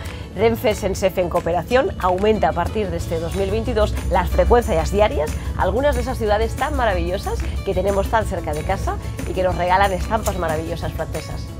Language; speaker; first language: Spanish; native; Spanish